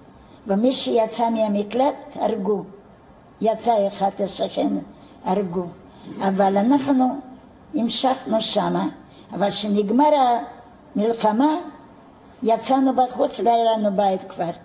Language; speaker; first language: Hebrew; non-native, fluent; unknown